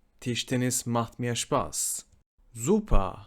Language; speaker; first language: German; non-native, fluent; Turkish